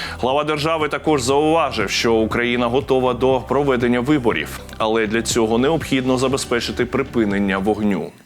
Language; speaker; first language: Ukrainian; native; Ukrainian